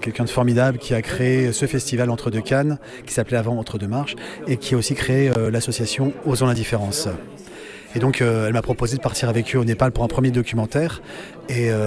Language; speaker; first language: French; native; French